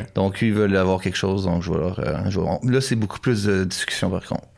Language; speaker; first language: French; native; French